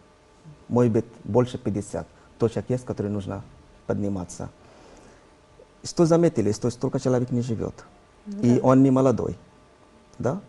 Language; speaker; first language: Russian; non-native, learner; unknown